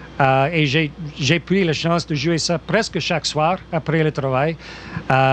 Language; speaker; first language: French; non-native, local second language; English